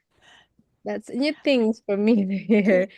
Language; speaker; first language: English; non-native, fluent; Indonesian